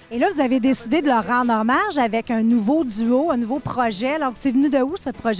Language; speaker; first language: French; native; French